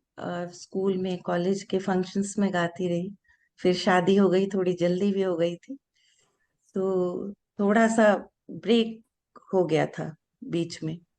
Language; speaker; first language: Hindi; non-native, local second language; Bangla